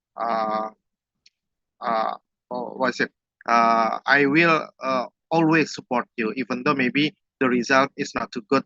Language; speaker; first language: English; non-native, fluent; Indonesian